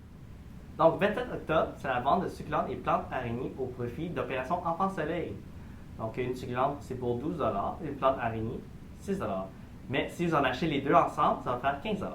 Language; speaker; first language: French; native; French